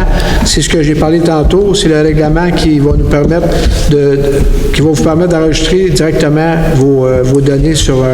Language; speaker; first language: French; native; French